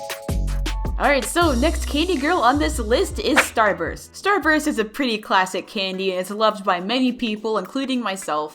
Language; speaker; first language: English; native; English